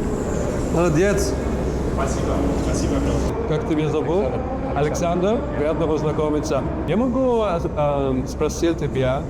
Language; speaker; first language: Russian; non-native, learner; Arabic